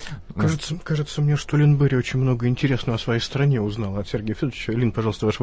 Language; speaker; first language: Russian; native; Russian